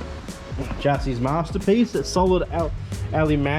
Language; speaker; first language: English; native; English